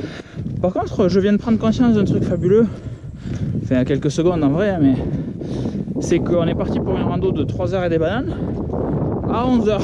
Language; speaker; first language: French; native; French